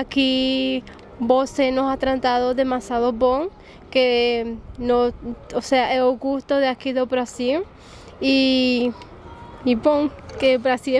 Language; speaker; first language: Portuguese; non-native, learner; Spanish